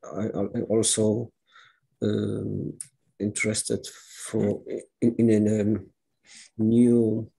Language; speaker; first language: English; non-native, fluent; Polish